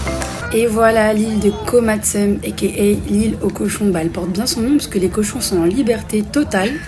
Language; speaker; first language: French; native; French